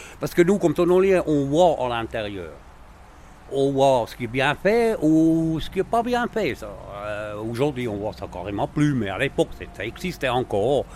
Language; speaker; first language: French; non-native, local second language; Swiss German